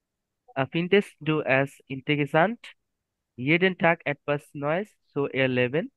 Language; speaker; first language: German; non-native, learner; Bangla